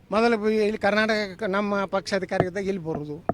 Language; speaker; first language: Kannada; native; Kannada